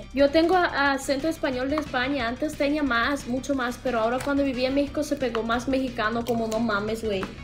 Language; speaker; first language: Spanish; non-native, fluent; Russian